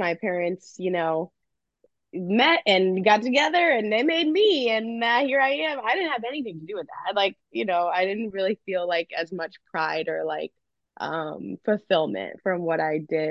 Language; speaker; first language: English; native; English